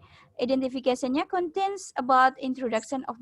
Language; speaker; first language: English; non-native, learner; Indonesian